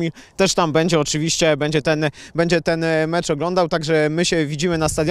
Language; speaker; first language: Polish; native; Polish